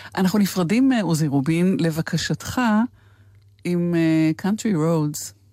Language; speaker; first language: Hebrew; native; Hebrew